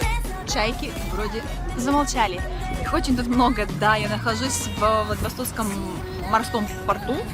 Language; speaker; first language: Russian; native; Russian